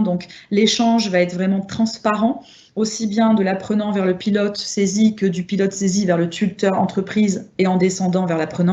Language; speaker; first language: French; native; French